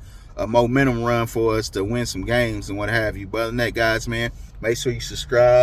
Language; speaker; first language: English; native; English